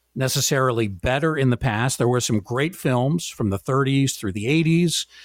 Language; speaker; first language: English; native; English